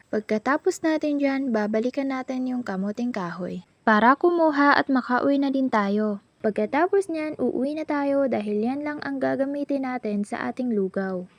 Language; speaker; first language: Filipino; non-native, local second language; Maranao